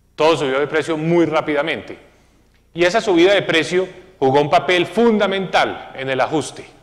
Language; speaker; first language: Spanish; native; Spanish